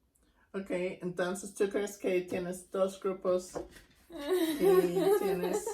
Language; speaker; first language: Spanish; non-native, fluent; English